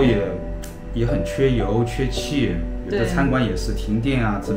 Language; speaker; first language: Chinese; native; Chinese